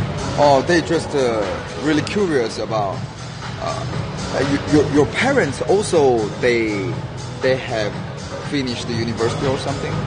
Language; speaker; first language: English; non-native, learner; Korean